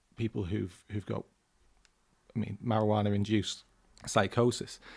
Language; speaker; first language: English; native; English